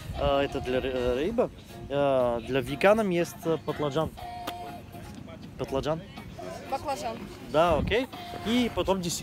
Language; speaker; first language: Russian; non-native, learner; Bulgarian